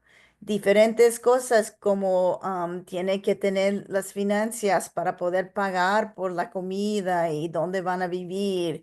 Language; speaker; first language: Spanish; non-native, local second language; English